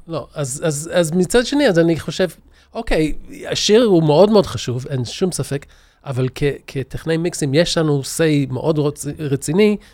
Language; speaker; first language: Hebrew; early bilingual, other home language; English